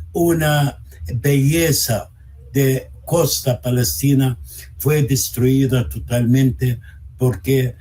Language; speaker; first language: Spanish; non-native, fluent; Arabic